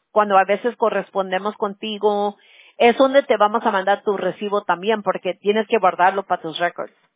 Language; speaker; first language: Spanish; early bilingual, other home language; English